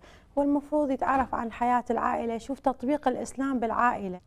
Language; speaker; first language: Arabic; native; Arabic